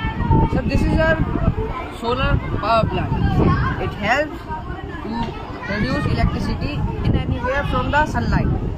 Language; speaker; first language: English; non-native, learner; Hindi